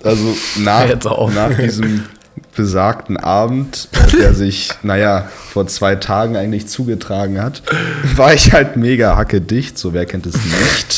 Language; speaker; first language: German; native; German